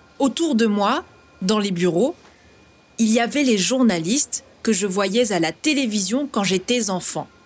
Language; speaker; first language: French; early bilingual, other home language; Vietnamese